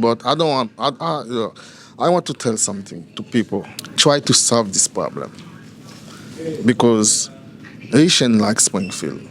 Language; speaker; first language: English; non-native, learner; Haitian Creole